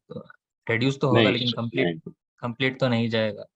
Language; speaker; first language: Urdu; native; Urdu